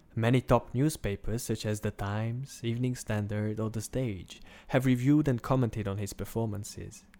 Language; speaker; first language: English; non-native, fluent; Bulgarian